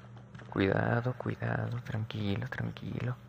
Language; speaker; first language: Spanish; native; Spanish